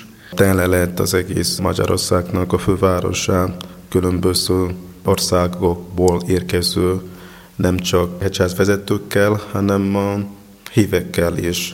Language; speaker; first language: Hungarian; non-native, learner; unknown